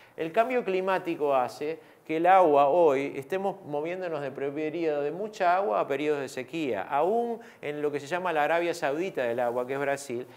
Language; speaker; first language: Spanish; native; Spanish